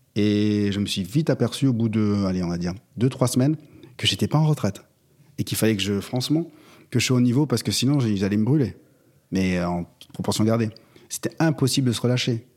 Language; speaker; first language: French; native; French